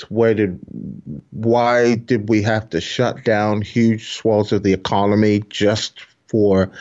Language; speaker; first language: English; native; English